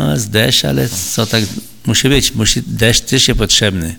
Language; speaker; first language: Polish; early bilingual, heritage; Polish